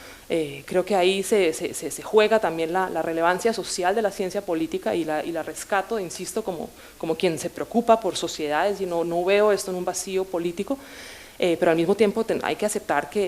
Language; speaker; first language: Spanish; native; Spanish